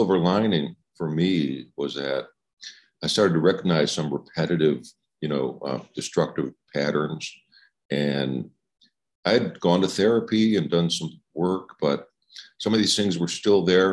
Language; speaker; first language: English; native; English